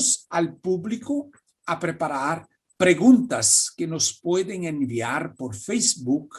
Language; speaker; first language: Spanish; non-native, fluent; Portuguese